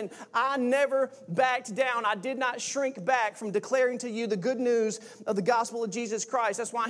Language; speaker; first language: English; native; English